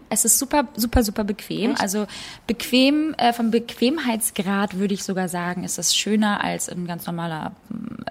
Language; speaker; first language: German; early bilingual, other home language; Albanian